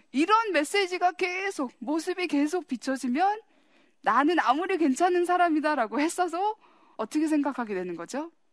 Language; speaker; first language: Korean; early bilingual, heritage; Korean